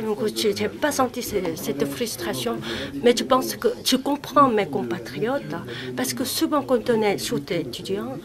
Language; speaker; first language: French; non-native, fluent; Korean